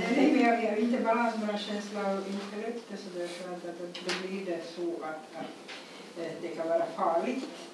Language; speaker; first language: Swedish; non-native, fluent; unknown